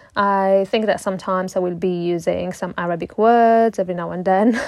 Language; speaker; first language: English; non-native, fluent; Italian